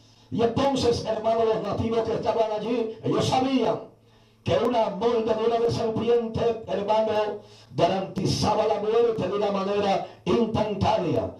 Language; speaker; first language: Spanish; native; Spanish